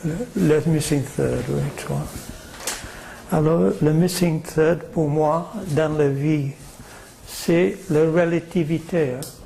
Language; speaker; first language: French; non-native, fluent; English